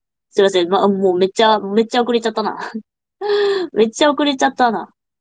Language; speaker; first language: Japanese; non-native, fluent; English